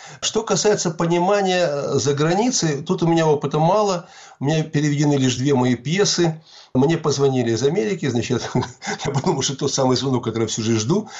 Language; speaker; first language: Russian; native; Russian